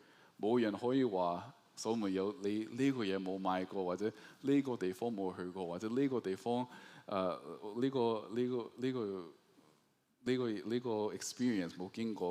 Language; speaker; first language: Cantonese; early bilingual, heritage; Cantonese